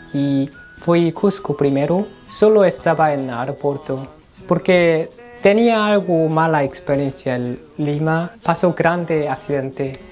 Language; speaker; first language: Spanish; non-native, learner; Korean